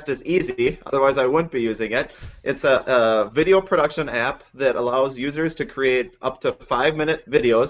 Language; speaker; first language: English; native; English